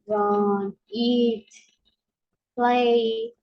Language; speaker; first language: English; non-native, learner; Spanish